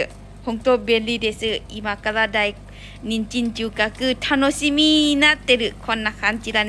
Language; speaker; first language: Japanese; non-native, learner; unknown